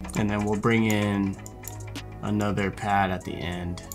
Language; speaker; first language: English; native; English